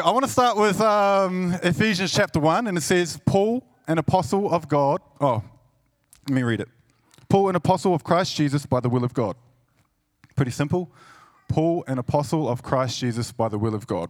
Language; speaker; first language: English; native; English